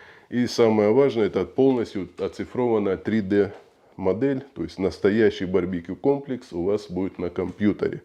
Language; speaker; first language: Russian; native; Russian